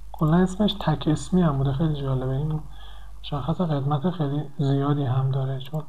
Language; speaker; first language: Persian; native; Persian